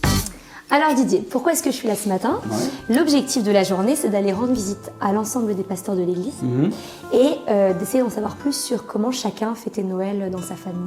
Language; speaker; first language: French; native; French